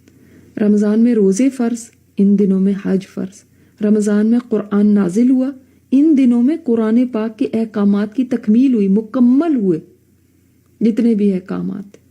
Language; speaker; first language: Urdu; native; Urdu